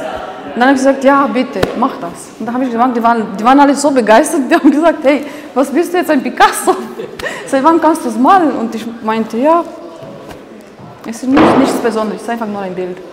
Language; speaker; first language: German; non-native, fluent; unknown